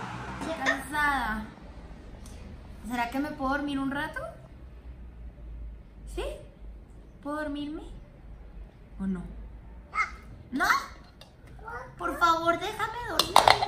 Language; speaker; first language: Spanish; native; Spanish